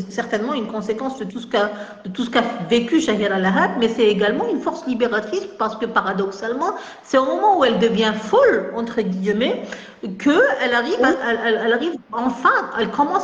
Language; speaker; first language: French; non-native, local second language; Kabyle